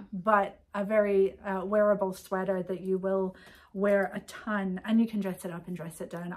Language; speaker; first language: English; native; English